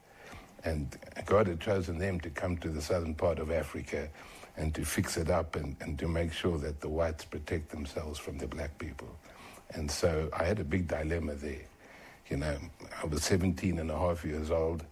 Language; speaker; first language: English; native; English